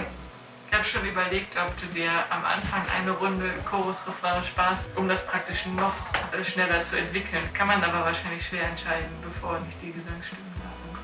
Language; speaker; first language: German; native; German